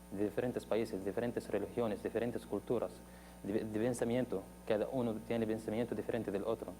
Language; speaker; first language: Spanish; non-native, fluent; Arabic